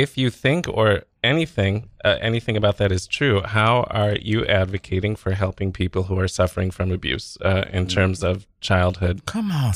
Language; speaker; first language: English; native; English